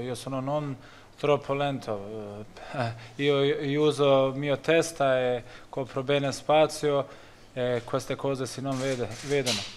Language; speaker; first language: Italian; non-native, learner; Bosnian